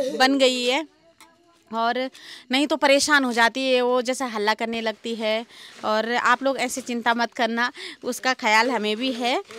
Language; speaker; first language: Hindi; non-native, local second language; Garhwali